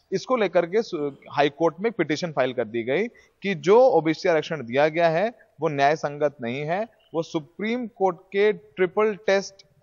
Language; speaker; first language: Hindi; native; Hindi